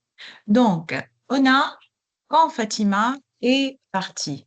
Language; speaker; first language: French; non-native, local second language; Arabic